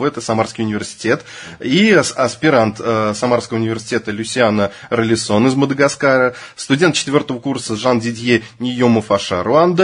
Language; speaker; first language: Russian; native; Russian